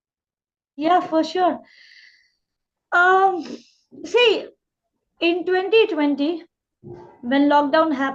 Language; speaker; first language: English; non-native, local second language; Hindi